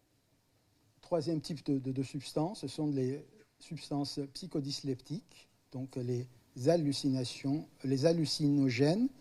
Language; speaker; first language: French; native; French